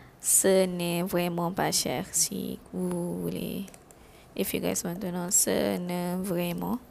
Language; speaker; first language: French; non-native, fluent; Malay